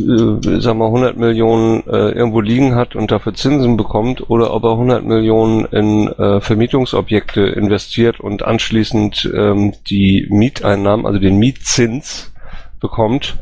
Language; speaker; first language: German; native; German